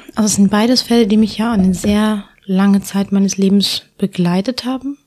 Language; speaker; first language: German; early bilingual, heritage; Spanish